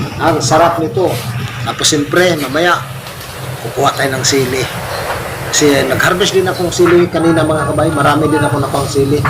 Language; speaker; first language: Filipino; non-native, local second language; Cebuano